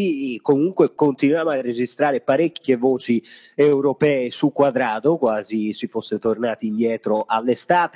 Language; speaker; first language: Italian; native; Italian